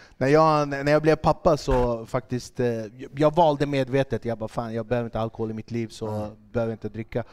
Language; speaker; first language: Swedish; early bilingual, other home language; Kurdish